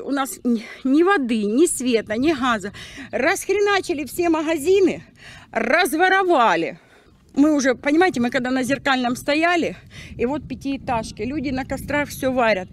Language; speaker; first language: Russian; native; Russian